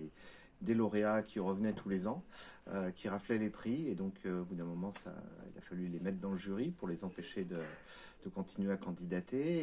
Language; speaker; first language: French; native; French